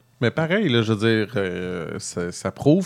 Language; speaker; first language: French; native; French